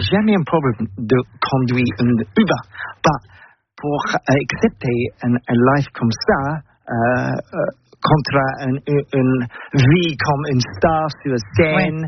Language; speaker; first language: French; non-native, learner; English